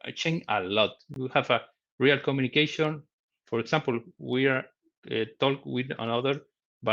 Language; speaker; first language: English; non-native, learner; Spanish